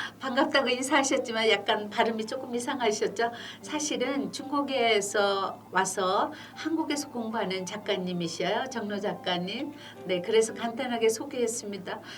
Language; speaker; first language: Korean; native; Korean